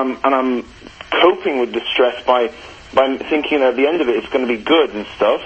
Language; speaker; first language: English; early bilingual, other home language; Persian